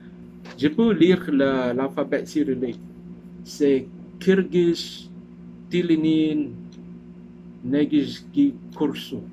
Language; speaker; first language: French; non-native, learner; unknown